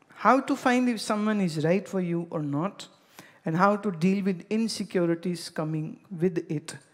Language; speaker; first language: English; non-native, local second language; Hindi